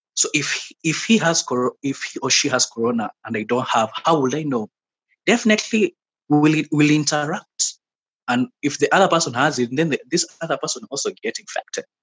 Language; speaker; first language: English; non-native, local second language; Swahili